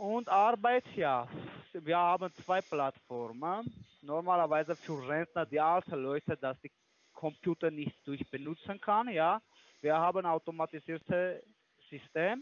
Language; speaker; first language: German; non-native, learner; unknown